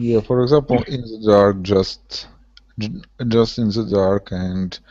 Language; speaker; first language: English; non-native, learner; Russian